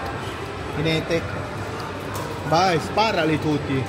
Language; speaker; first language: Italian; early bilingual, other home language; Filipino